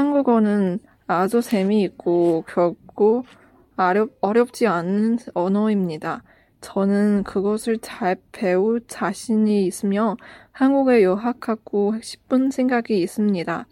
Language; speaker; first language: Korean; non-native, learner; Chinese